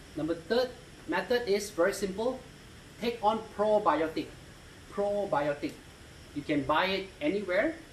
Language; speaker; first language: English; non-native, local second language; Malay